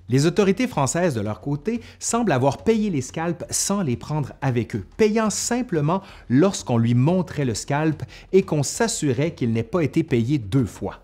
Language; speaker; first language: French; native; French